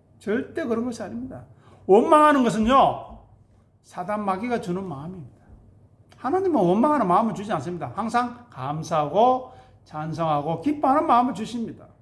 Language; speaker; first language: Korean; native; Korean